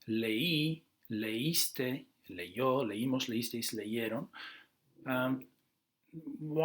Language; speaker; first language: Spanish; non-native, fluent; Dutch